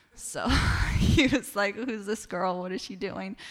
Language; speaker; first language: English; native; English